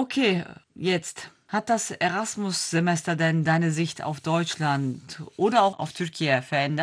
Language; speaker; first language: German; native; German